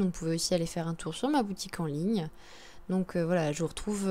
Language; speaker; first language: French; native; French